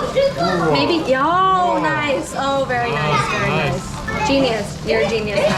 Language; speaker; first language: English; non-native, fluent; Japanese